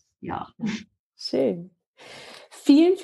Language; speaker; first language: German; native; German